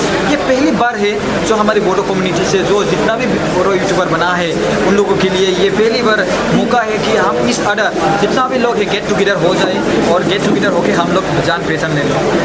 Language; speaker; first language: Hindi; non-native, local second language; Bodo